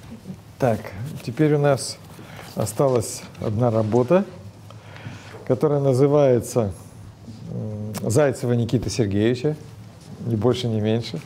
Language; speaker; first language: Russian; native; Russian